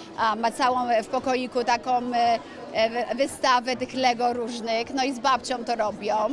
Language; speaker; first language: Polish; early bilingual, heritage; Polish